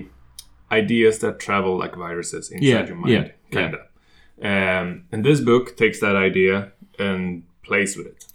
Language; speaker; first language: English; non-native, fluent; Swedish